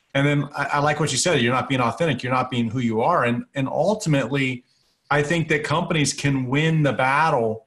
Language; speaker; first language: English; native; English